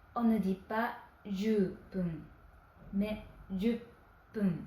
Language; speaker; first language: French; non-native, fluent; Japanese